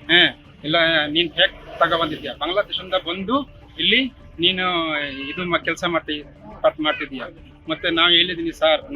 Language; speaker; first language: Kannada; non-native, learner; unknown